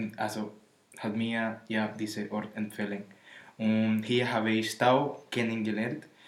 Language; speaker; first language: German; non-native, learner; Spanish